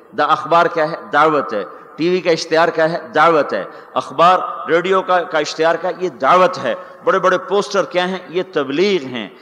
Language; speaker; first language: Urdu; non-native, local second language; Punjabi